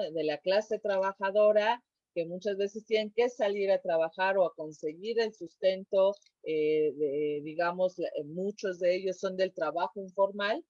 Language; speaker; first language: Spanish; native; Spanish